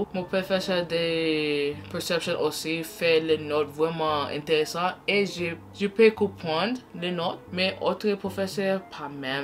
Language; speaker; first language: French; non-native, learner; English